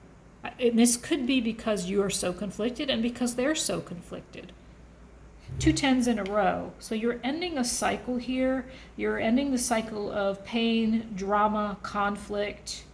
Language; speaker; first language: English; native; English